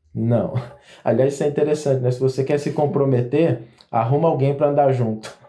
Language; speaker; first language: Portuguese; native; Portuguese